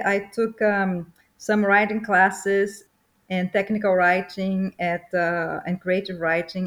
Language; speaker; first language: English; non-native, fluent; Portuguese